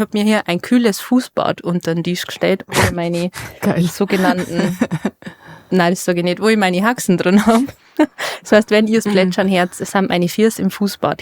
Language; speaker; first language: German; native; German